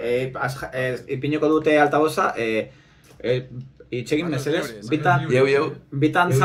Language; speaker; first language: Basque; non-native, local second language; Spanish